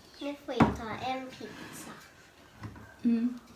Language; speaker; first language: Swedish; early bilingual, other home language; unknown